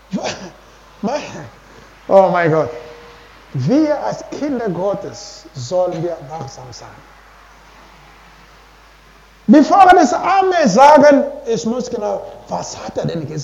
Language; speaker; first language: German; non-native, learner; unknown